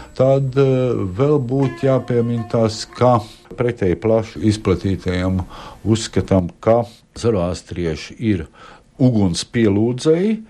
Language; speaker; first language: Latvian; native; Latvian